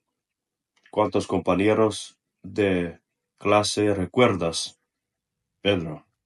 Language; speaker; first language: Spanish; non-native, learner; Russian